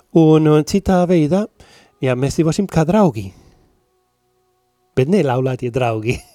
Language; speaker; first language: Latvian; non-native, learner; Spanish